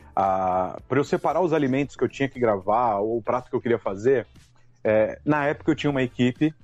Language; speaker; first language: Portuguese; native; Portuguese